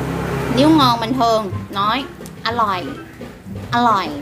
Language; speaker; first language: Vietnamese; non-native, learner; Thai